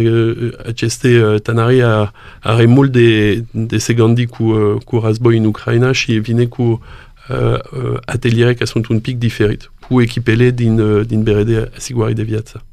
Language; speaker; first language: Romanian; non-native, learner; French